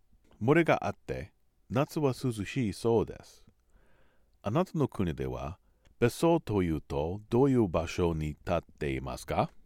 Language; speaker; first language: Japanese; non-native, learner; English